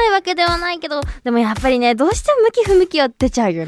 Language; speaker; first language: Japanese; early bilingual, heritage; Japanese